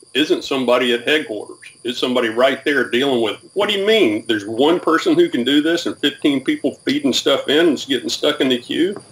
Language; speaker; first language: English; native; English